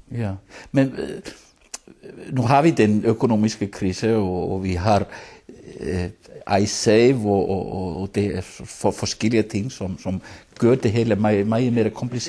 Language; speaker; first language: Danish; non-native, fluent; Icelandic